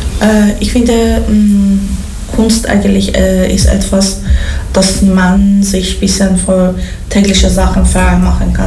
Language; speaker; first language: German; non-native, learner; Persian